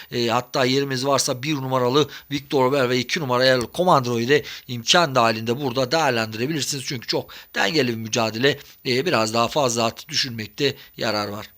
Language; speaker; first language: Turkish; native; Turkish